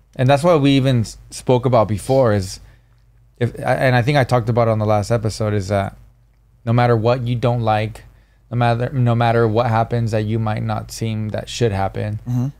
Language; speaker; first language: English; early bilingual, other home language; Spanish